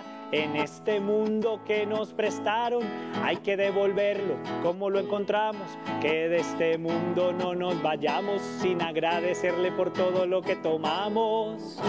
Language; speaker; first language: Spanish; native; Spanish